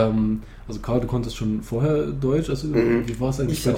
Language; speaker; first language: German; native; German